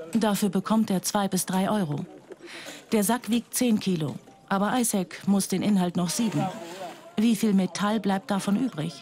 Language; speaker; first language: German; native; German